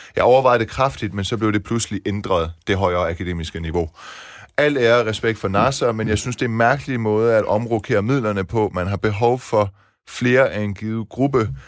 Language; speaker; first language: Danish; early bilingual, other home language; Persian